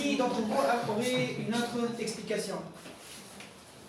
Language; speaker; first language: French; non-native, local second language; Arabic